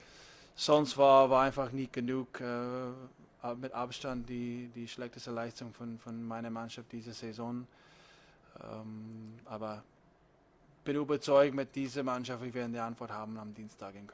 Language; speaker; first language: German; non-native, fluent; English